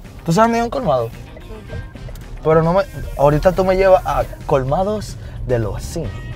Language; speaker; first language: Spanish; native; Spanish